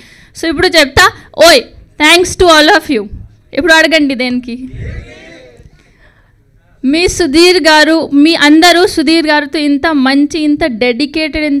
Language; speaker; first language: Telugu; non-native, learner; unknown